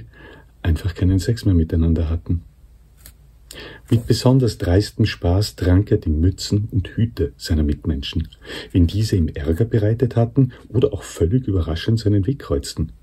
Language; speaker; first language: German; native; German